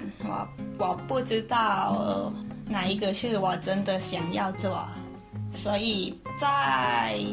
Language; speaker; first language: Chinese; non-native, learner; Thai